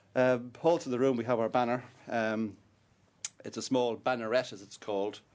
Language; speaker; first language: English; native; English